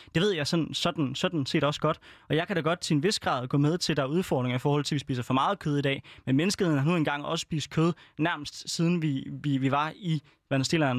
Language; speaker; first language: Danish; native; Danish